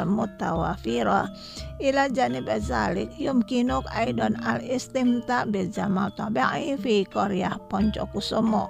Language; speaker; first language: Arabic; non-native, fluent; Indonesian